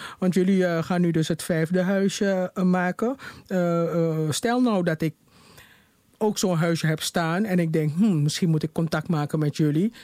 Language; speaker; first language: Dutch; native; Dutch